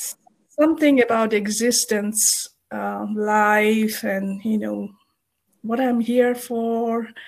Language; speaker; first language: English; non-native, local second language; Bangla